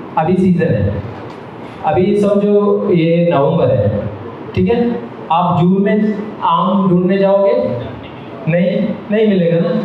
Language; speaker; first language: Hindi; non-native, local second language; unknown